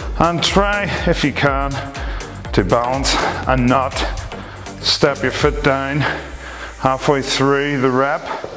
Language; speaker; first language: English; native; English